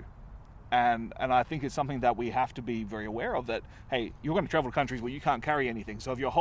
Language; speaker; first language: English; native; English